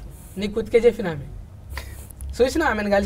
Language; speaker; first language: Telugu; native; Telugu